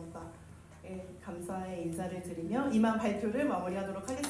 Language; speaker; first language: Korean; native; Korean